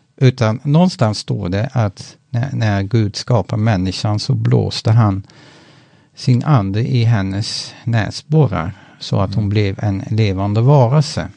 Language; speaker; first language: Swedish; non-native, fluent; Dutch